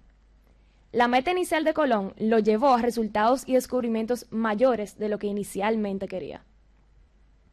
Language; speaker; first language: Spanish; early bilingual, heritage; Spanish